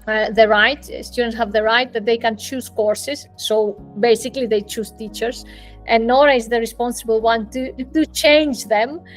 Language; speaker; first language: English; non-native, fluent; Greek